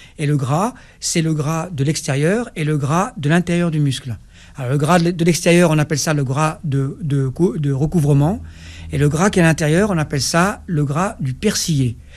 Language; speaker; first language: French; non-native, local second language; Kabyle